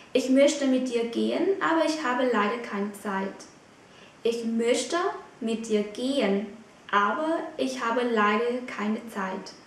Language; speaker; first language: German; non-native, fluent; Vietnamese